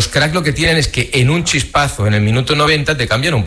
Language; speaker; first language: Spanish; native; Spanish